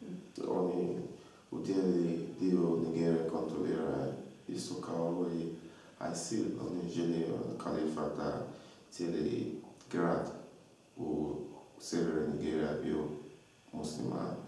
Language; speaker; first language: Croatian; non-native, learner; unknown